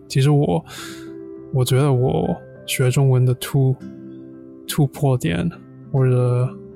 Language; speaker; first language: Chinese; non-native, fluent; English